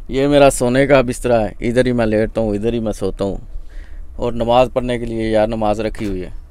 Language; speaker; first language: Urdu; non-native, local second language; Punjabi